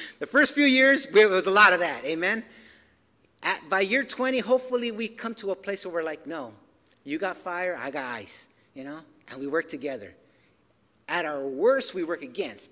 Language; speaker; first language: English; early bilingual, other home language; Spanish